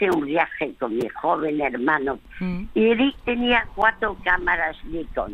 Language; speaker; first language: Spanish; early bilingual, other home language; French